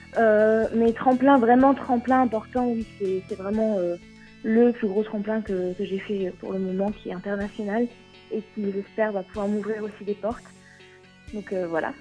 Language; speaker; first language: French; native; French